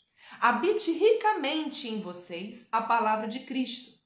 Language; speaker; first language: Portuguese; native; Portuguese